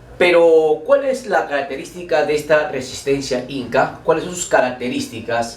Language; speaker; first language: Spanish; native; Spanish